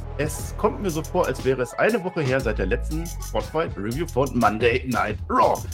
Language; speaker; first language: German; native; German